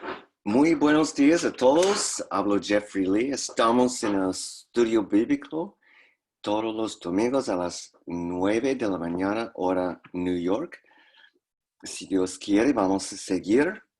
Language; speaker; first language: Spanish; non-native, fluent; English